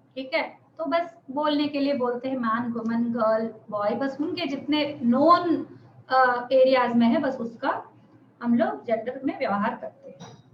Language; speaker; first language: Hindi; non-native, local second language; Telugu